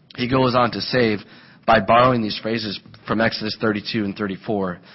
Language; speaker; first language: English; native; English